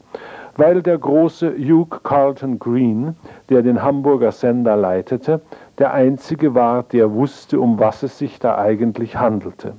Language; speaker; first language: German; native; German